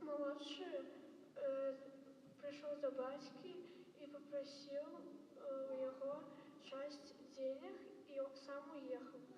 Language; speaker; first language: Russian; non-native, local second language; Belarusian